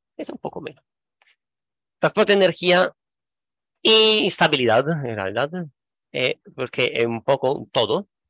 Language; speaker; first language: Spanish; non-native, fluent; Italian